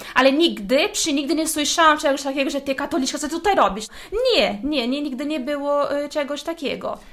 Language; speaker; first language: Polish; non-native, fluent; Portuguese